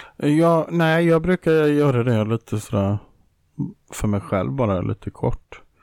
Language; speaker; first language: Swedish; native; Swedish